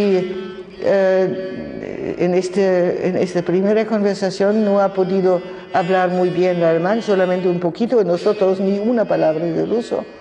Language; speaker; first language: Spanish; non-native, fluent; German